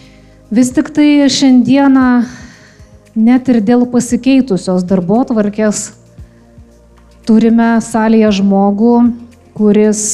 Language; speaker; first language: Lithuanian; native; Lithuanian